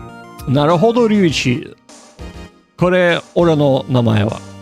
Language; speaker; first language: Japanese; non-native, learner; English